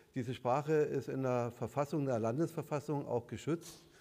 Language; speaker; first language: German; native; German